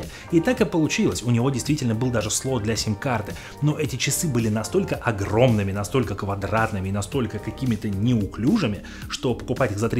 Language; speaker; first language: Russian; native; Russian